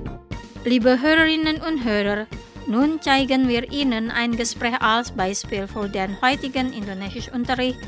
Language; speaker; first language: German; non-native, fluent; Indonesian